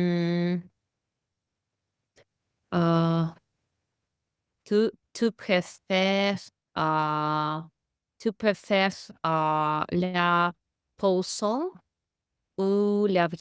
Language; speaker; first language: French; non-native, learner; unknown